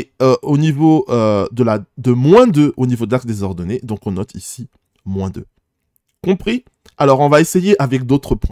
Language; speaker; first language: French; native; French